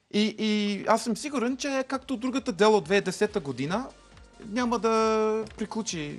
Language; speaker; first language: Bulgarian; non-native, learner; English